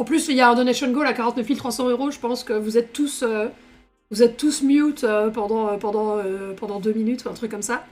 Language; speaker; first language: French; native; French